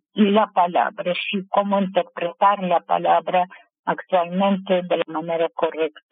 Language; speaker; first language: Spanish; non-native, fluent; Russian